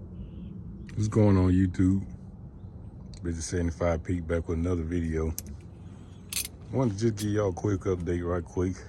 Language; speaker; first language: English; native; English